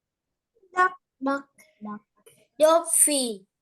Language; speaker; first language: English; non-native, learner; Vietnamese